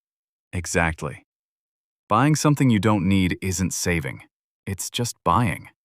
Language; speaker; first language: English; native; English